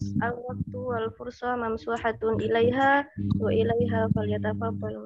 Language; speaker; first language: Arabic; non-native, learner; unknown